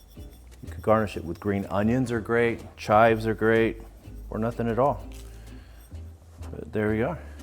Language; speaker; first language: English; native; English